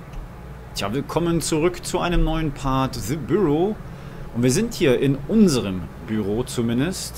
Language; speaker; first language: German; native; German